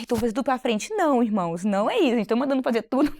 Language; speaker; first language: Portuguese; native; Portuguese